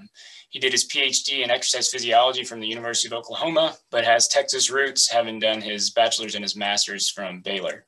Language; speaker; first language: English; native; English